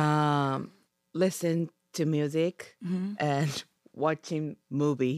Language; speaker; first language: English; non-native, learner; Japanese